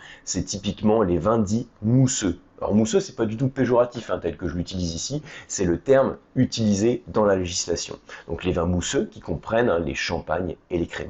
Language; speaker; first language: French; native; French